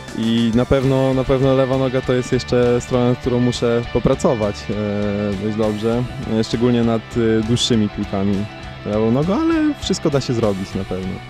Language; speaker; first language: Polish; early bilingual, other home language; Ukrainian